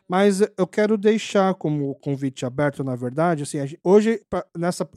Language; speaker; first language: Portuguese; early bilingual, other home language; Korean